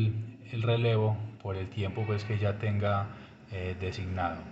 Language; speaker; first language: Spanish; native; Spanish